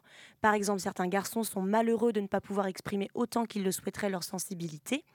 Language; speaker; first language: French; native; French